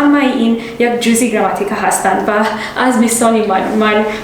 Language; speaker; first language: Persian; non-native, learner; English